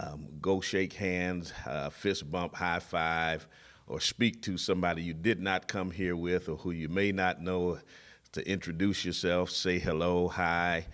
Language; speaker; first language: English; native; English